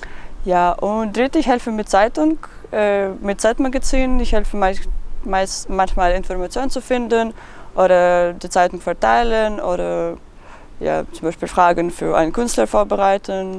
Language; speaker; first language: German; non-native, learner; Russian